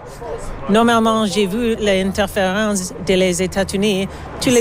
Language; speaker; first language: French; non-native, learner; English